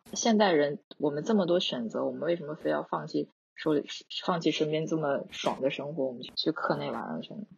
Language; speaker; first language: Chinese; non-native, local second language; Korean